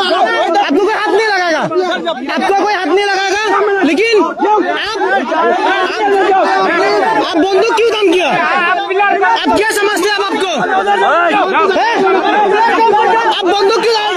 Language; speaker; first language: Hindi; non-native, learner; Bangla